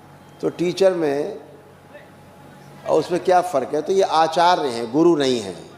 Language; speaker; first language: Hindi; native; Hindi